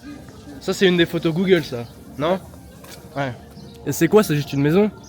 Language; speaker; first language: French; native; French